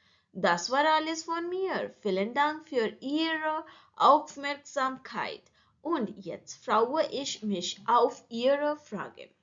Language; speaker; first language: German; non-native, learner; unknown